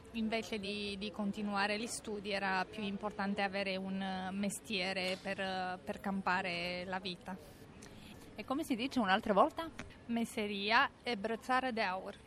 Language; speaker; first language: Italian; non-native, fluent; Romanian